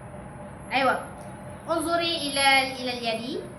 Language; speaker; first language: Arabic; non-native, learner; Malay